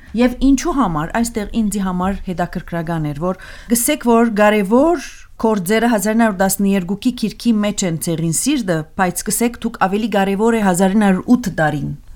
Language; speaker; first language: Armenian; early bilingual, heritage; Armenian